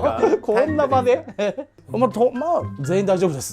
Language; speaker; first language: Japanese; native; Japanese